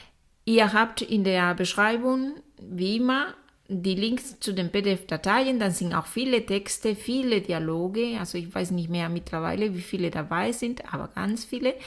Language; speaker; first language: German; non-native, fluent; Spanish